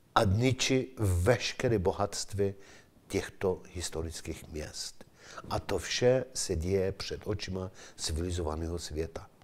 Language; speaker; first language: Czech; non-native, fluent; Kurdish